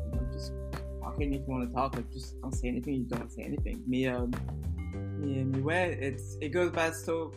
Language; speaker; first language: English; non-native, fluent; French